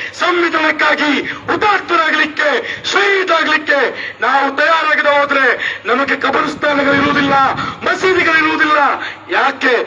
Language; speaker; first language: Kannada; native; Kannada